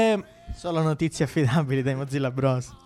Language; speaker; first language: Italian; native; Italian